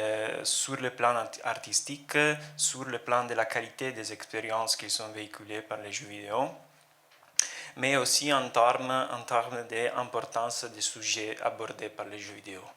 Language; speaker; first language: French; non-native, fluent; Italian